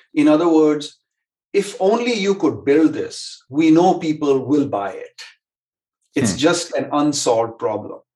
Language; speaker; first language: English; non-native, local second language; Hindi